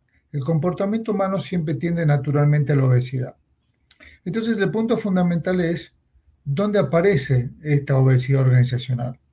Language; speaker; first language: Spanish; native; Spanish